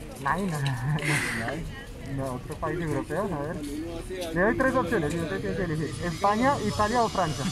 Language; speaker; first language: Spanish; non-native, fluent; French